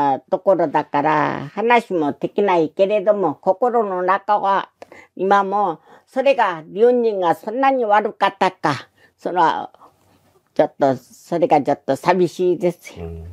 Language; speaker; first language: Japanese; non-native, learner; Korean